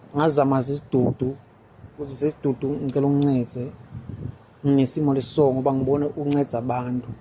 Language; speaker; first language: Zulu; non-native, local second language; Swati